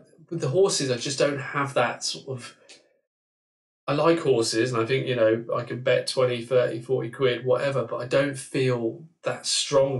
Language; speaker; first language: English; native; English